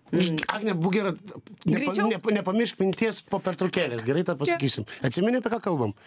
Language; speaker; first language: Lithuanian; native; Lithuanian